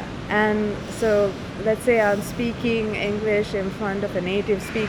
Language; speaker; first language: English; non-native, local second language; Sinhala